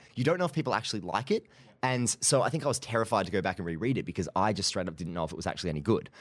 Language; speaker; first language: English; native; English